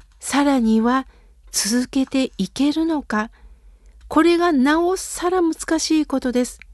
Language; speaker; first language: Japanese; native; Japanese